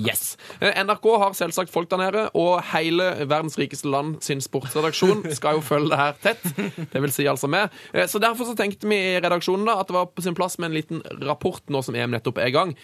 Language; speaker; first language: Norwegian; native; Norwegian